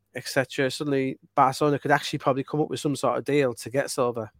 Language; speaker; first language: English; native; English